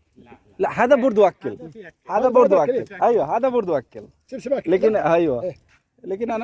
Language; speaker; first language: Arabic; non-native, learner; Bangla